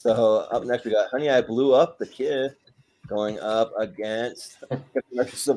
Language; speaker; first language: English; native; English